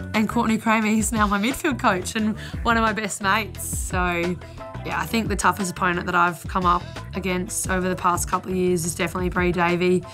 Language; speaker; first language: English; native; English